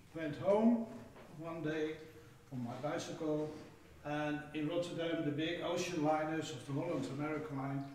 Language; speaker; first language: English; non-native, fluent; Dutch